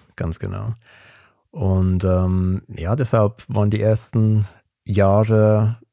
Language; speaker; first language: German; early bilingual, other home language; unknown